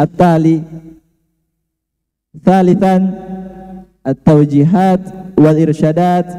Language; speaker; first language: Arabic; non-native, learner; Indonesian